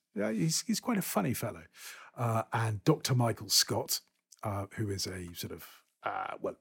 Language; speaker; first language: English; native; English